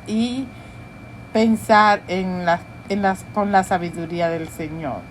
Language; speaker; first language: Spanish; early bilingual, heritage; Spanish